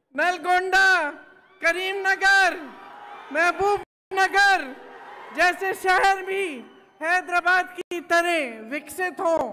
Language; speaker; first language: Hindi; native; Hindi